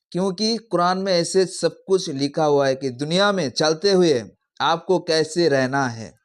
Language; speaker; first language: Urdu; non-native, local second language; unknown